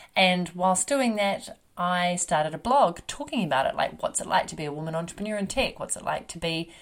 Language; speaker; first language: English; native; English